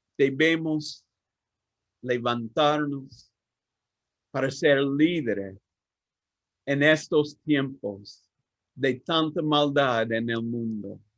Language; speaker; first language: Spanish; non-native, learner; English